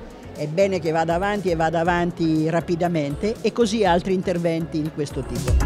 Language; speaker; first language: Italian; native; Italian